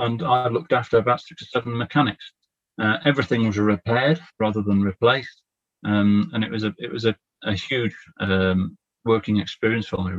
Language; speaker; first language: English; native; English